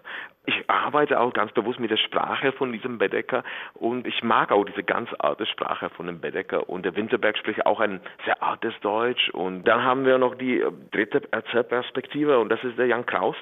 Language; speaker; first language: German; non-native, fluent; Czech